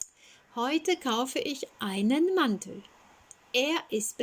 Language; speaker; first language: German; non-native, fluent; French